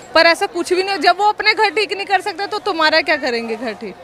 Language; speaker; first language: Hindi; native; Hindi